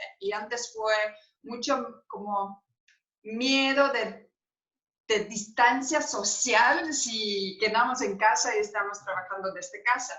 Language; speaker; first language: Spanish; non-native, learner; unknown